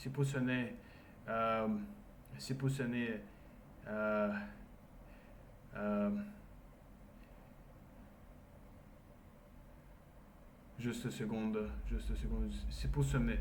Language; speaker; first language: French; non-native, learner; Russian